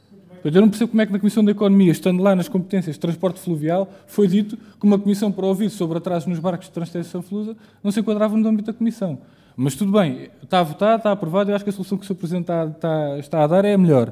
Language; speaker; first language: Portuguese; native; Portuguese